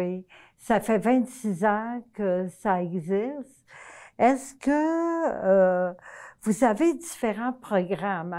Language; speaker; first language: French; native; French